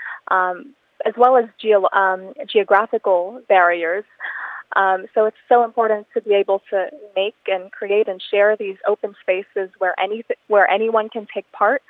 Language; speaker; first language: English; non-native, local second language; Filipino